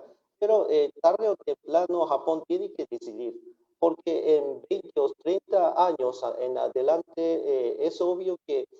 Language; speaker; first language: Spanish; non-native, fluent; Japanese